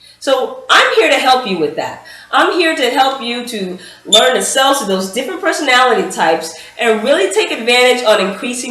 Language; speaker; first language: English; native; English